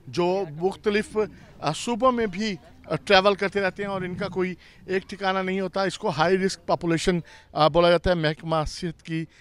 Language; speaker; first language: Urdu; non-native, local second language; Saraiki